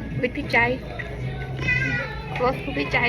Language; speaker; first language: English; non-native, learner; Thai